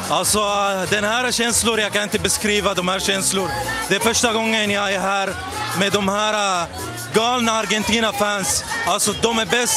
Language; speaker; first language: Swedish; non-native, learner; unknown